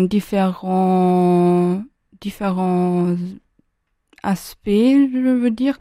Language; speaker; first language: French; non-native, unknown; German